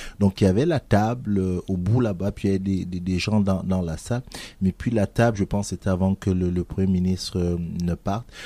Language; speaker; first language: French; native; French